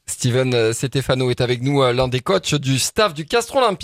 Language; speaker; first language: French; native; French